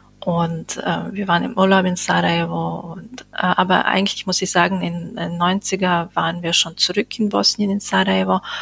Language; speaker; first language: German; non-native, fluent; Bosnian